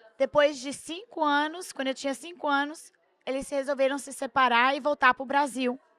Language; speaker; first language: Portuguese; early bilingual, heritage; Portuguese